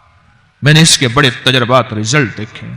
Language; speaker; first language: Urdu; native; Urdu